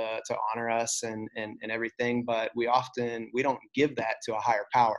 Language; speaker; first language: English; native; English